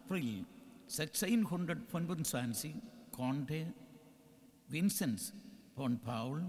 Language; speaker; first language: German; non-native, learner; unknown